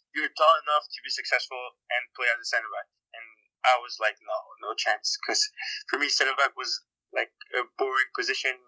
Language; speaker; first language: English; native; English